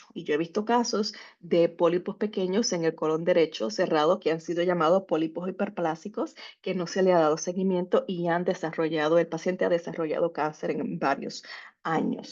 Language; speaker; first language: Spanish; native; Spanish